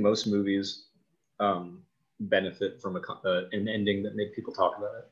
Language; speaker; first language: English; native; English